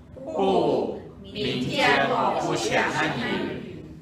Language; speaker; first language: Chinese; non-native, learner; Thai